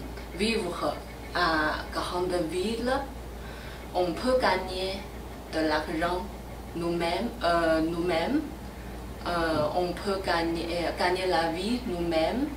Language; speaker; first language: French; non-native, learner; Chinese